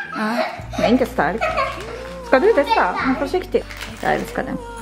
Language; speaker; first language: Swedish; non-native, learner; Japanese